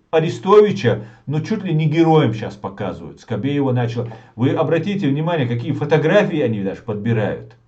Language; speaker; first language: Russian; non-native, local second language; Chechen